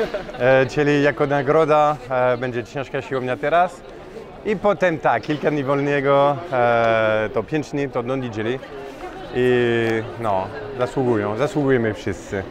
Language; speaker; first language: Polish; non-native, fluent; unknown